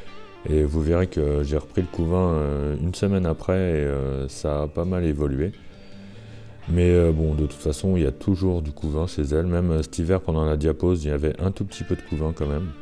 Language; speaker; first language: French; native; French